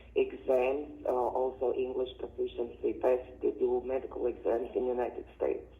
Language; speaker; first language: English; non-native, fluent; Latvian